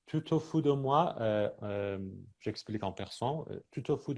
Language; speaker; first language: French; non-native, fluent; Persian